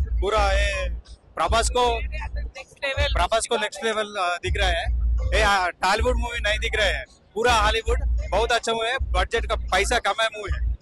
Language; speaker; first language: Hindi; non-native, local second language; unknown